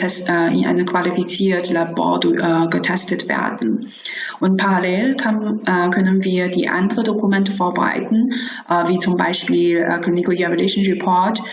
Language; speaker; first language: German; non-native, fluent; Chinese